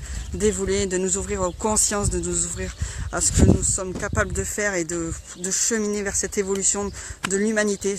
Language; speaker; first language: French; native; French